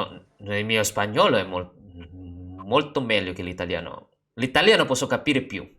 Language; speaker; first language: Italian; non-native, learner; Indonesian